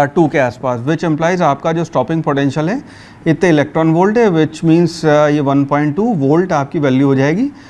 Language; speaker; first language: Hindi; native; Hindi